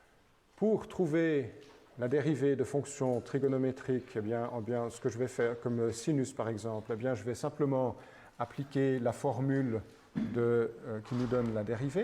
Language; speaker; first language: French; native; French